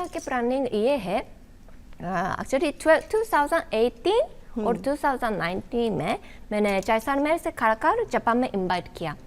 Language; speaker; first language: Hindi; non-native, learner; Japanese